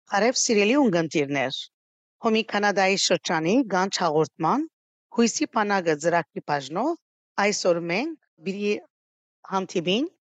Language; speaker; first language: Armenian; early bilingual, heritage; Armenian